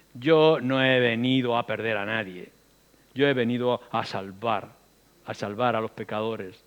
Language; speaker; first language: Spanish; native; Spanish